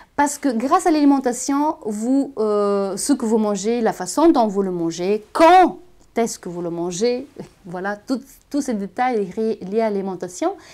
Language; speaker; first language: French; non-native, fluent; Bulgarian